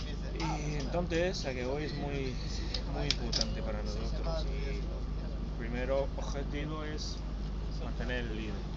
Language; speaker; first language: Spanish; non-native, fluent; English